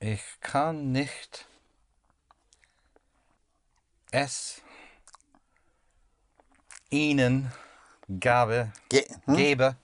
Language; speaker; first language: German; non-native, learner; English